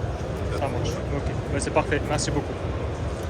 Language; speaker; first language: French; native; French